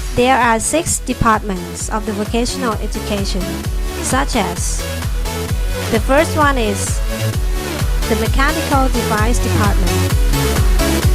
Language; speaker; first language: English; non-native, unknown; Thai